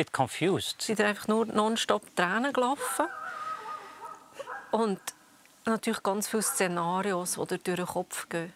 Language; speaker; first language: German; native; German